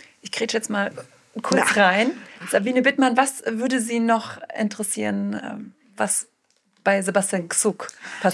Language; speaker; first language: German; native; German